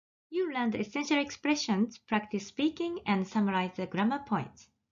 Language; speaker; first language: English; non-native, fluent; Japanese